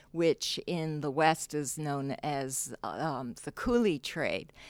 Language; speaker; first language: English; non-native, local second language; Cantonese